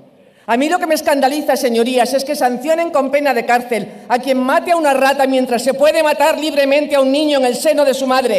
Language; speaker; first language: Spanish; native; Spanish